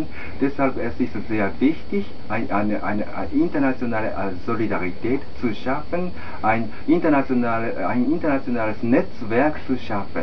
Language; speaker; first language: German; non-native, fluent; Japanese